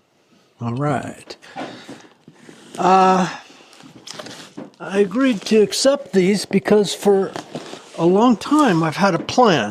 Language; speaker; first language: English; native; English